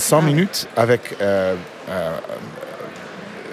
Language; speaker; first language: French; non-native, learner; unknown